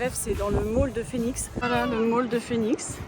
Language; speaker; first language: French; native; French